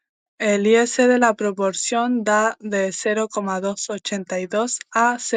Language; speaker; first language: Spanish; native; Spanish